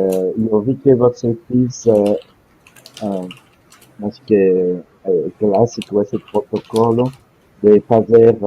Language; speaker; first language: Portuguese; non-native, fluent; French